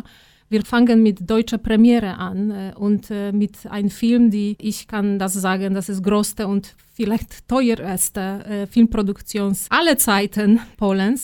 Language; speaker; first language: German; non-native, fluent; Polish